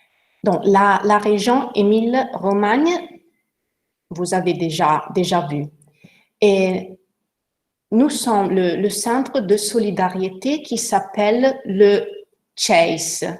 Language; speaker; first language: French; non-native, learner; Italian